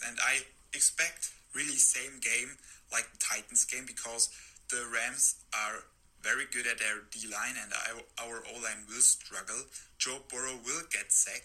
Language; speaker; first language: English; non-native, fluent; German